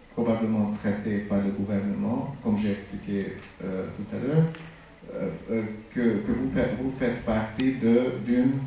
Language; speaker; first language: French; non-native, fluent; Hungarian